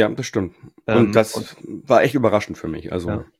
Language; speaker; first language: German; native; German